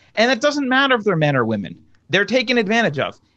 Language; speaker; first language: English; native; English